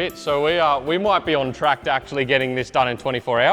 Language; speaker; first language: English; native; English